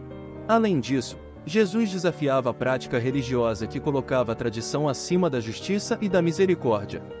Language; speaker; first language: Portuguese; native; Portuguese